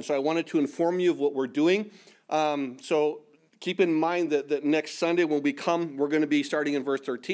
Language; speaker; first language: English; native; English